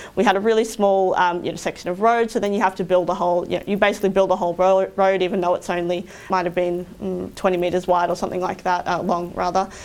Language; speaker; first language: English; native; English